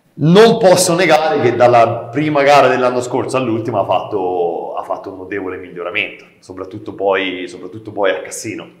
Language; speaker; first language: Italian; native; Italian